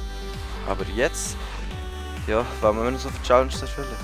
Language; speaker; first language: German; native; German